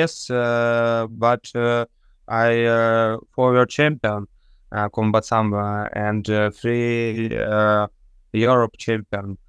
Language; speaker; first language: English; non-native, learner; Ukrainian